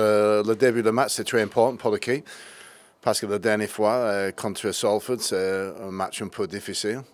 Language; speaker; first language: French; non-native, learner; English